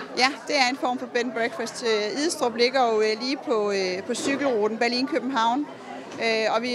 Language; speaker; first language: Danish; native; Danish